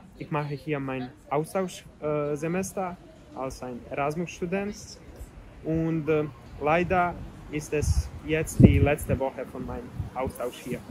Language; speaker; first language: German; non-native, learner; Bosnian